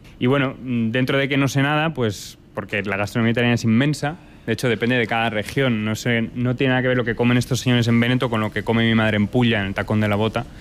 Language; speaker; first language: Spanish; native; Spanish